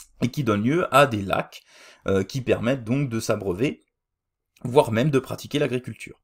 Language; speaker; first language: French; native; French